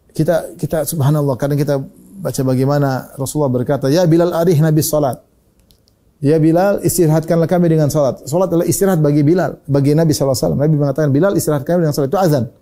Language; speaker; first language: Malay; native; Malay